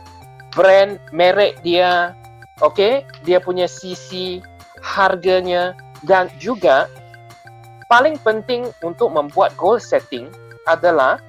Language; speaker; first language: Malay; non-native, local second language; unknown